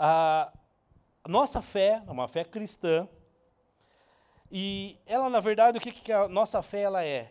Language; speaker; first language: Portuguese; native; Portuguese